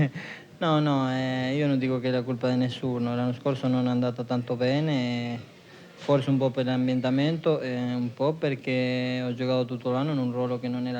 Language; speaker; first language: Italian; non-native, fluent; Spanish